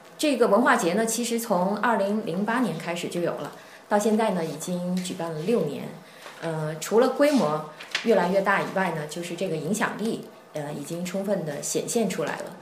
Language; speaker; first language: Chinese; native; Chinese